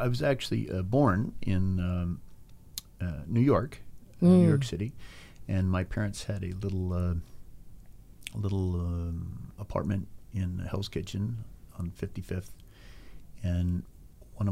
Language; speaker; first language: English; native; English